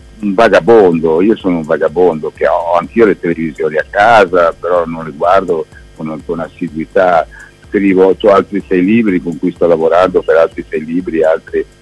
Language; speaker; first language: Italian; native; Italian